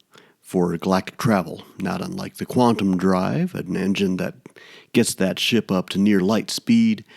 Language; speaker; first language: English; native; English